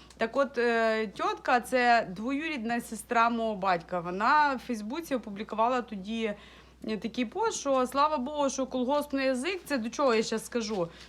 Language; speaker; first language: Ukrainian; non-native, local second language; Russian